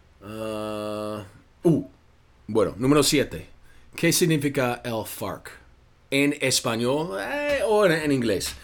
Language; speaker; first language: Spanish; non-native, fluent; English